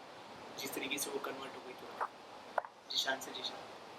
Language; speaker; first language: Hindi; native; Hindi